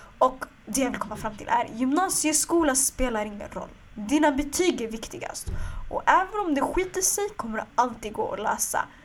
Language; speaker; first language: Swedish; early bilingual, other home language; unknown